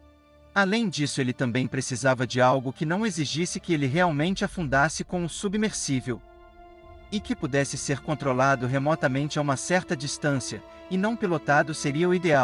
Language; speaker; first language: Portuguese; native; Portuguese